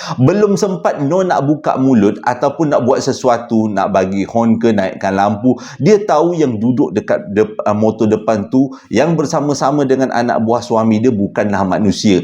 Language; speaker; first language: Malay; native; Malay